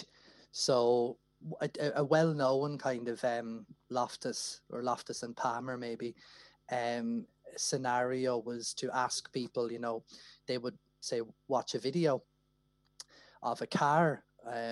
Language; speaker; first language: English; native; English